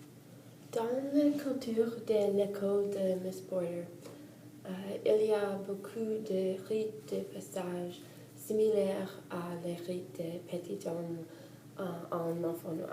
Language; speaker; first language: French; non-native, learner; English